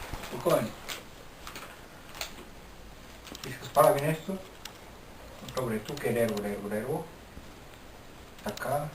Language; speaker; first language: Bulgarian; non-native, learner; Finnish